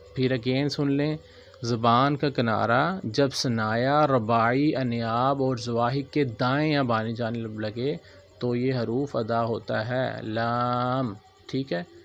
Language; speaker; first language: Urdu; native; Urdu